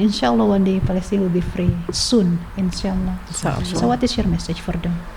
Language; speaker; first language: English; non-native, learner; Indonesian